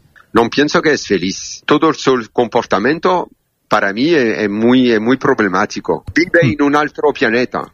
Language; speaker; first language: Spanish; non-native, learner; French